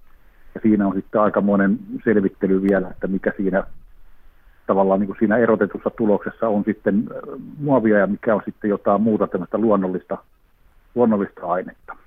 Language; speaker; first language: Finnish; native; Finnish